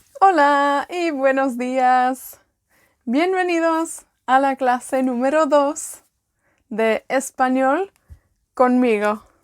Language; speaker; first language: Spanish; non-native, fluent; Welsh